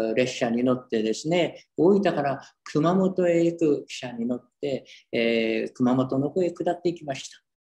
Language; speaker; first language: Japanese; native; Japanese